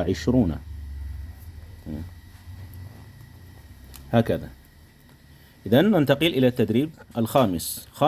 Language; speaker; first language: Arabic; non-native, fluent; Indonesian